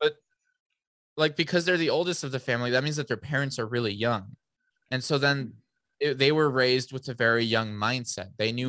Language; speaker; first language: English; early bilingual, other home language; Spanish